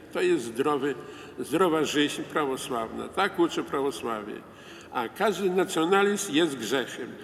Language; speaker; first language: Polish; non-native, local second language; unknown